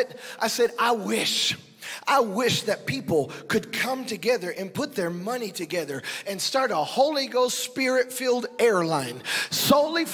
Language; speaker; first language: English; native; English